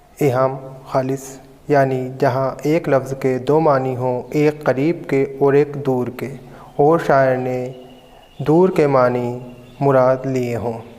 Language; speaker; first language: Urdu; native; Urdu